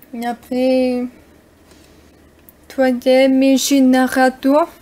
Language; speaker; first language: French; non-native, learner; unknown